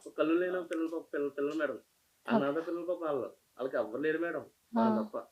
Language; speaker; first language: Telugu; non-native, local second language; Urdu